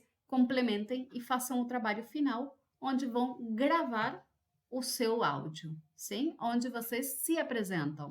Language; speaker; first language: Portuguese; non-native, fluent; Spanish